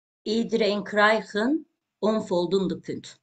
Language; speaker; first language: Dutch; non-native, learner; Turkish